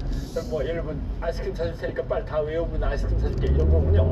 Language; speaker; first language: Korean; native; Korean